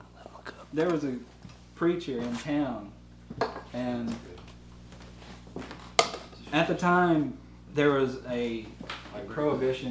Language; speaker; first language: English; native; English